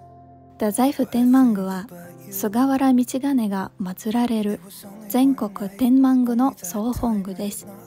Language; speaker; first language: Japanese; non-native, fluent; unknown